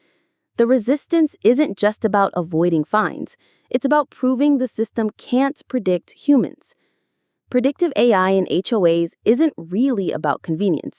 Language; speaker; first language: English; native; English